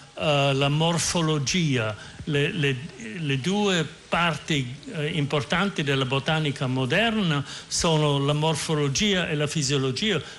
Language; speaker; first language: Italian; non-native, fluent; German